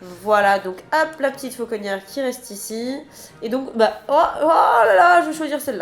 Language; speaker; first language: French; native; French